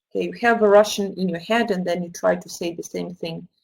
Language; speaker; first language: English; non-native, fluent; Russian